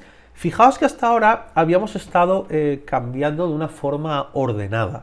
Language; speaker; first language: Spanish; native; Spanish